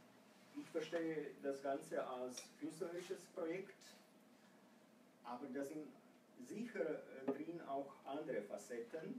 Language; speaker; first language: German; non-native, fluent; Croatian